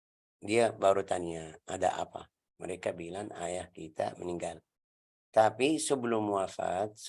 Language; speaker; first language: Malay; non-native, learner; Arabic